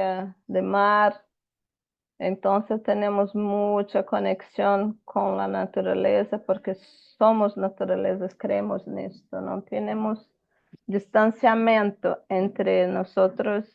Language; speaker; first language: Spanish; non-native, fluent; Portuguese